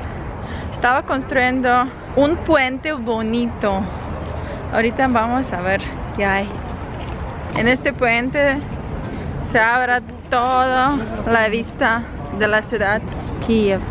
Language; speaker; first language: Spanish; non-native, fluent; Ukrainian